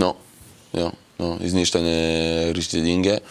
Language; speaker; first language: German; non-native, local second language; French